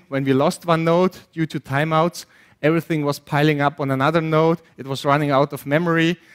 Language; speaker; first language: English; non-native, fluent; German